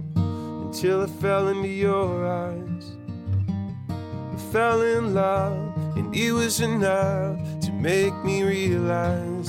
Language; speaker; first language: English; native; English